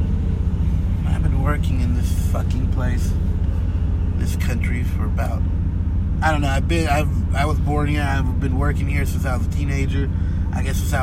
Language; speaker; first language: English; native; English